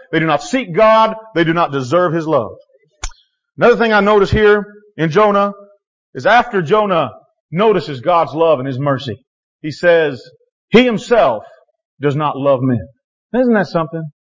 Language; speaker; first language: English; native; English